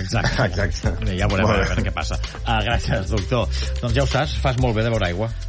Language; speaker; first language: Catalan; native; Catalan